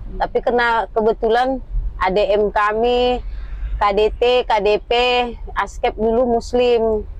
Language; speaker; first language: Indonesian; native; Indonesian